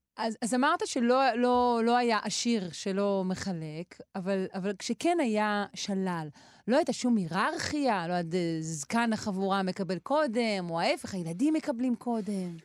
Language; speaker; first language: Hebrew; native; Hebrew